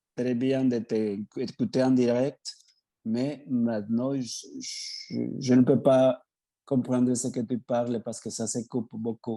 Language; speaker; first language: French; non-native, fluent; Spanish